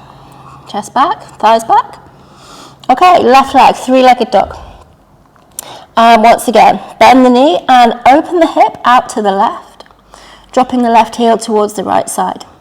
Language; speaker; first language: English; native; English